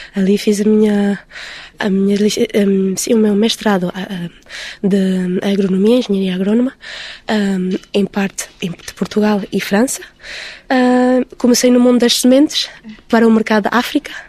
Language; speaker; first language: Portuguese; early bilingual, heritage; Portuguese